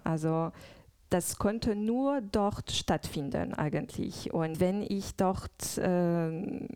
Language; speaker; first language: German; non-native, fluent; French